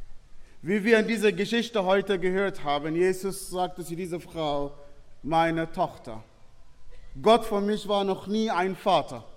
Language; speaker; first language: German; non-native, fluent; Arabic